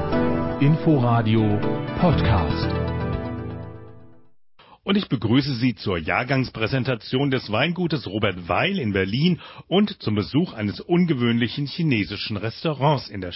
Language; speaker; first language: German; native; German